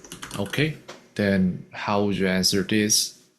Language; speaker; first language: English; non-native, fluent; Korean